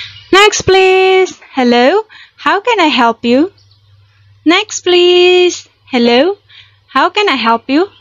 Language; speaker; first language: English; non-native, fluent; Indonesian